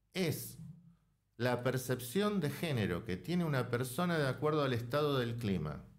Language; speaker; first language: Spanish; native; Spanish